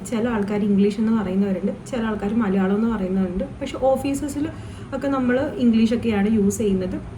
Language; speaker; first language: Malayalam; non-native, local second language; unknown